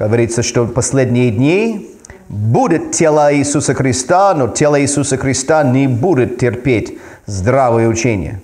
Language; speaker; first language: Russian; non-native, fluent; English